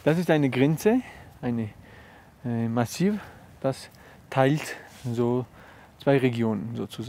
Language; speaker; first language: German; non-native, fluent; Georgian